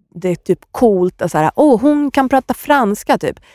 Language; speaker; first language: Swedish; native; Swedish